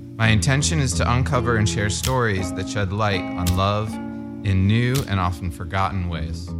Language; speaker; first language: English; native; English